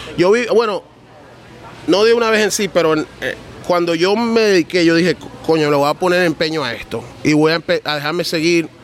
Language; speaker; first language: Spanish; early bilingual, heritage; Spanish